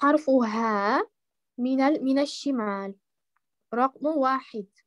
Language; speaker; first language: Arabic; non-native, learner; Uzbek